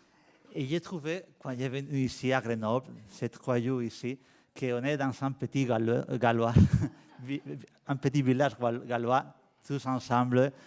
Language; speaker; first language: French; non-native, learner; Spanish